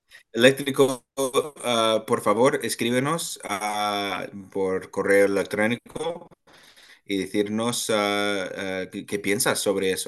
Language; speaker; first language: Spanish; non-native, learner; English